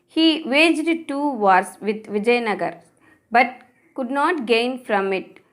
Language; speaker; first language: English; non-native, local second language; Tamil